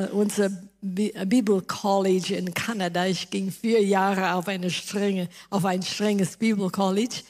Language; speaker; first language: German; non-native, fluent; English